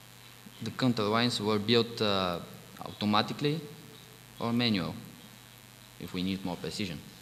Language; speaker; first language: English; non-native, fluent; Bulgarian